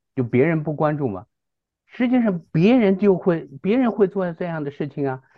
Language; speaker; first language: Chinese; native; Chinese